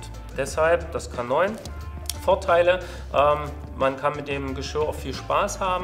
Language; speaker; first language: German; native; German